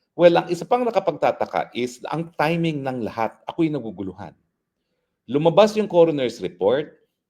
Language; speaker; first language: Filipino; native; Filipino